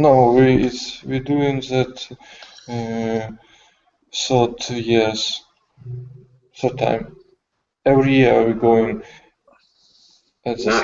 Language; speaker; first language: English; non-native, learner; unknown